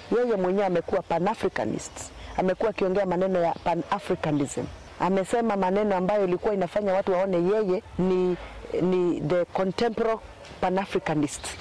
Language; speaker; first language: Swahili; non-native, local second language; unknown